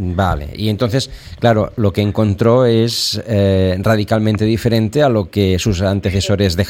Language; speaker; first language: Spanish; non-native, local second language; Catalan